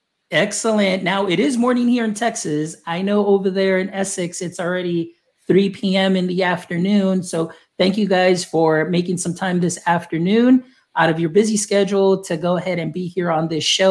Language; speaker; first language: English; early bilingual, other home language; Spanish